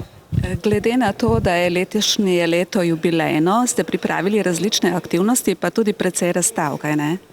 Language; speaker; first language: Slovenian; native; Slovenian